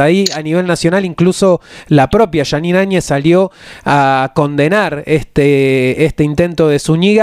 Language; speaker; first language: Spanish; native; Spanish